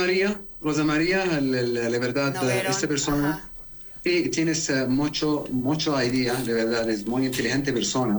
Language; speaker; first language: Spanish; non-native, learner; Arabic